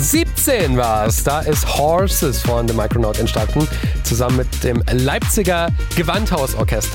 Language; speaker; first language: German; native; German